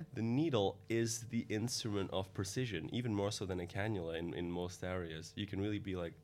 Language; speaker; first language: English; non-native, fluent; Dutch